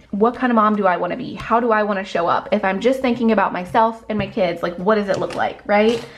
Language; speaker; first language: English; native; English